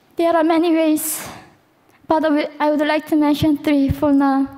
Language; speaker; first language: English; non-native, fluent; Korean